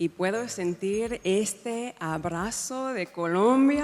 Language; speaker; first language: Spanish; non-native, learner; English